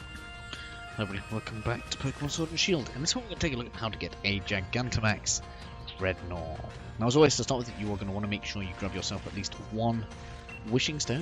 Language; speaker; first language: English; native; English